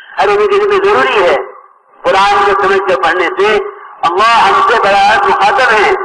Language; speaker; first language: Urdu; native; Urdu